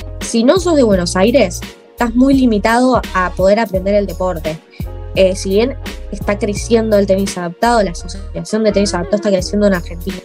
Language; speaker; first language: Spanish; native; Spanish